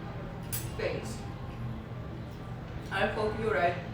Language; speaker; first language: English; non-native, learner; Russian